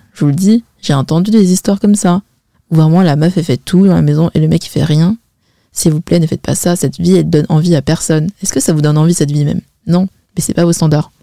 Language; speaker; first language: French; early bilingual, other home language; Chinese